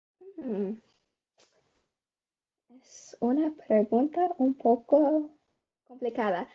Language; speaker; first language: Spanish; non-native, learner; English